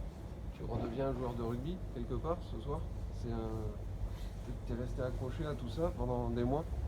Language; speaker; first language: French; native; French